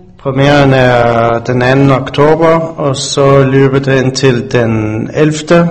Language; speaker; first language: Danish; non-native, fluent; English